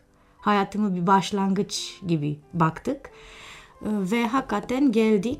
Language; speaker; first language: Turkish; non-native, fluent; Romanian